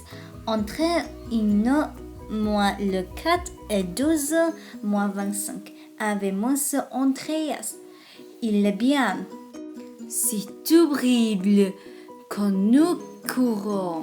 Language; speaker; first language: French; non-native, learner; Vietnamese